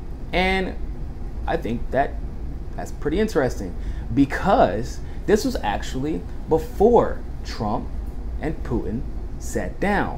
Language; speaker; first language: English; native; English